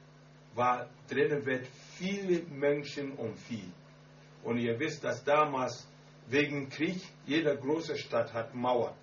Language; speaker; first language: German; non-native, learner; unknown